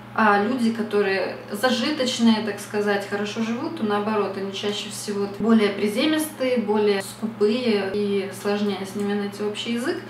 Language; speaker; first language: Russian; native; Russian